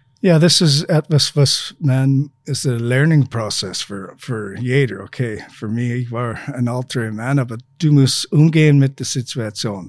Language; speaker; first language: German; non-native, fluent; English